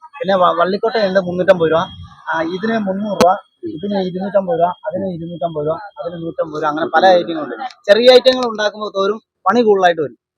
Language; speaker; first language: Malayalam; non-native, local second language; Tamil